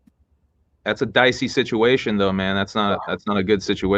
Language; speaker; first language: English; native; English